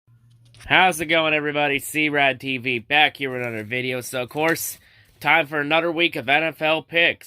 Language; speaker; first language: English; native; English